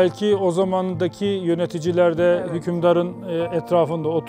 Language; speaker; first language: Turkish; native; Turkish